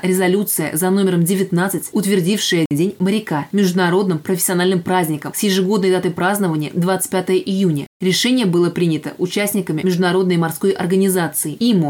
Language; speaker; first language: Russian; native; Russian